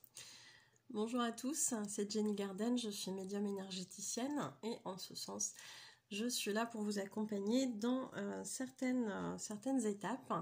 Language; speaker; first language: French; native; French